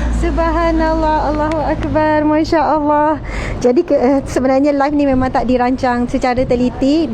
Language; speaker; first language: Malay; native; Malay